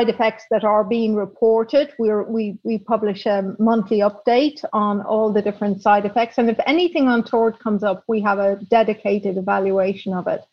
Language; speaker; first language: English; native; English